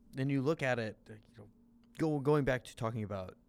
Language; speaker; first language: English; native; English